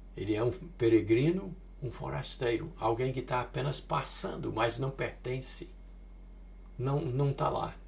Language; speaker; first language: Portuguese; early bilingual, other home language; English